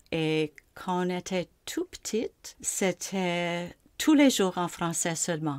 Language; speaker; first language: French; non-native, local second language; English